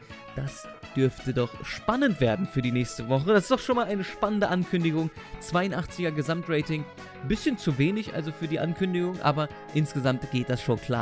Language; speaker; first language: German; native; German